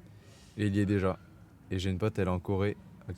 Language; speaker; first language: French; native; French